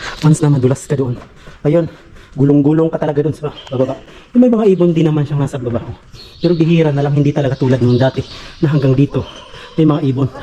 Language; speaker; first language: Filipino; native; Filipino